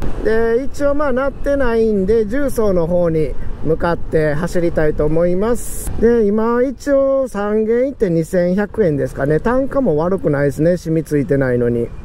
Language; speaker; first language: Japanese; native; Japanese